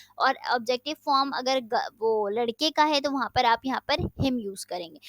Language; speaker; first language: Urdu; native; Urdu